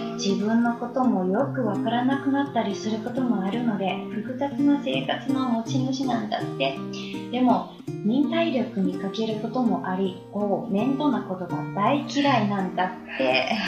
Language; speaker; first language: Japanese; non-native, fluent; Chinese